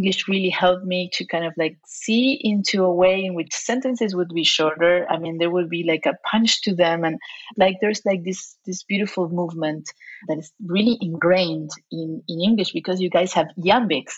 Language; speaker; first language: English; non-native, fluent; Spanish